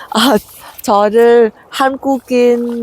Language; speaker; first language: Korean; non-native, learner; Vietnamese